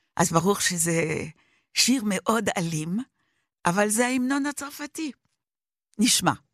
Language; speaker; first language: Hebrew; non-native, fluent; French